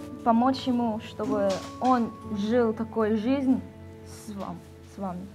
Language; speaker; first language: Russian; non-native, learner; Korean